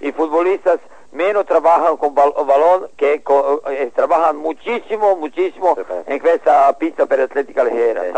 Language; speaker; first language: Spanish; non-native, learner; Serbian